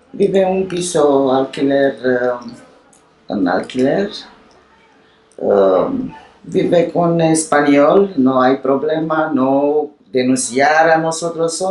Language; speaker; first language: Spanish; non-native, learner; Romanian